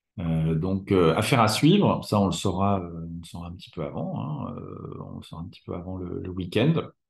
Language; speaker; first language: French; native; French